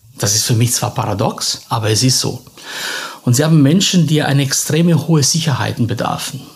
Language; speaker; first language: German; non-native, fluent; Italian